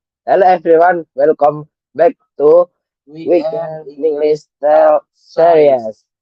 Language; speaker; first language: English; non-native, learner; Indonesian